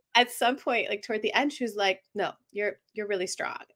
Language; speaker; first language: English; native; English